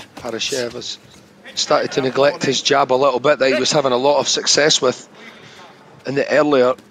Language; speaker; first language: English; native; English